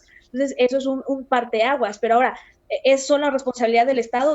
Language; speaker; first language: Spanish; native; Spanish